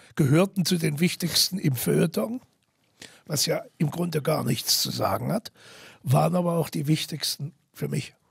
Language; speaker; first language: German; native; German